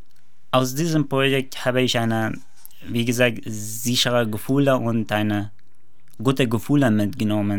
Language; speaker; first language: German; non-native, learner; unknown